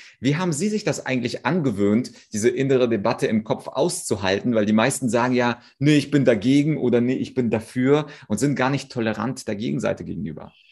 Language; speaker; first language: German; early bilingual, other home language; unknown